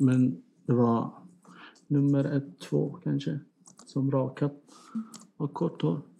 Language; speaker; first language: Swedish; non-native, learner; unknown